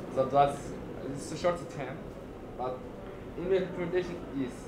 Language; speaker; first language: English; non-native, learner; Somali